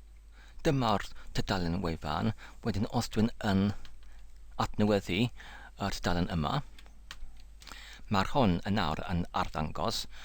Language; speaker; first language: Welsh; non-native, learner; English